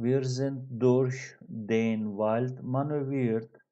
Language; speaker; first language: German; non-native, fluent; Turkish